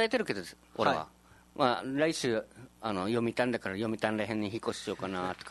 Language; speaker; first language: Japanese; native; Japanese